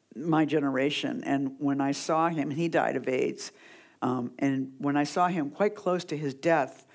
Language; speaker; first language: English; native; English